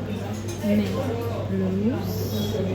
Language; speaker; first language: French; non-native, learner; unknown